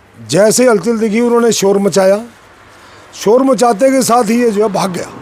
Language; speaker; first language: Hindi; native; Hindi